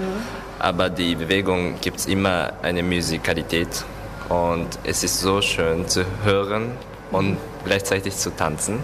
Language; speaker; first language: German; non-native, learner; Japanese